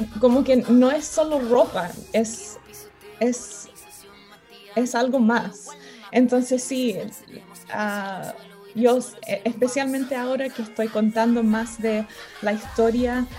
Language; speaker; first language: Spanish; early bilingual, heritage; Spanish